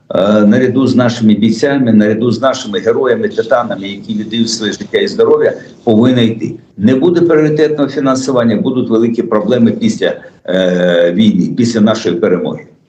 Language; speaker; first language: Ukrainian; native; Ukrainian